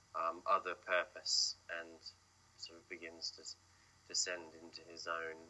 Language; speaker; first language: English; native; English